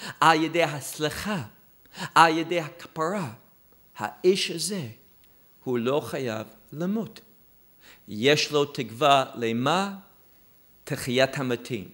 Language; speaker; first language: Hebrew; non-native, fluent; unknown